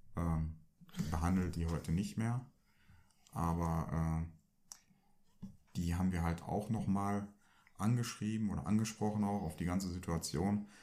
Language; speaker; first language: German; native; German